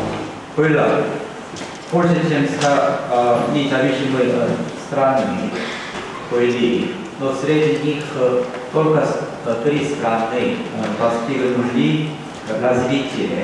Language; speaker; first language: Russian; non-native, learner; Korean